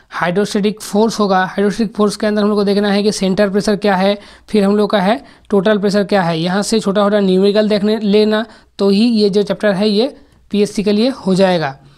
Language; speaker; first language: Hindi; non-native, local second language; Bangla